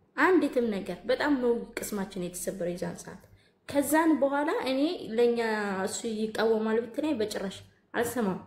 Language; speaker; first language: Amharic; native; Amharic